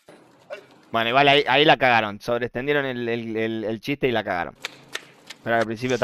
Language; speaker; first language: Spanish; native; Spanish